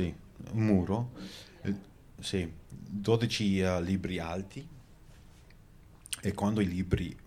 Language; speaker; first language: Italian; early bilingual, heritage; Venetian